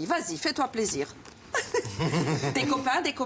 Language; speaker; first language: French; native; French